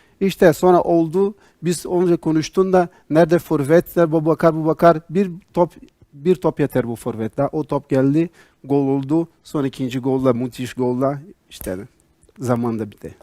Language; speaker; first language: Turkish; non-native, learner; Portuguese